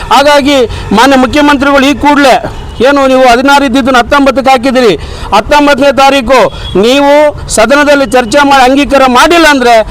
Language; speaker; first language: Kannada; native; Kannada